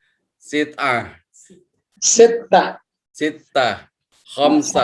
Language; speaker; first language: Arabic; non-native, learner; Indonesian